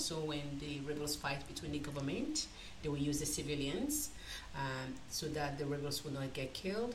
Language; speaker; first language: English; non-native, local second language; Krio